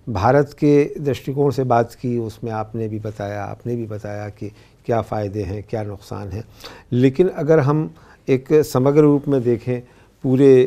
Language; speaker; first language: Hindi; native; Hindi